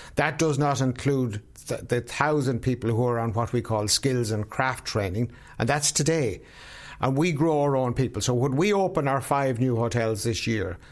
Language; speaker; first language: English; native; English